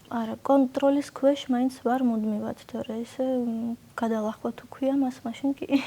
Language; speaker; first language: Georgian; non-native, local second language; Russian